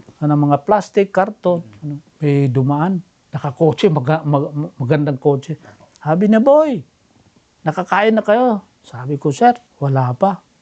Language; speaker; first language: Filipino; non-native, local second language; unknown